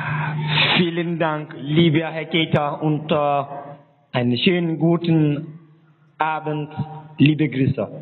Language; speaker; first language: German; non-native, learner; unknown